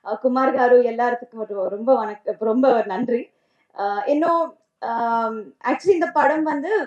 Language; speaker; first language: Tamil; non-native, learner; Telugu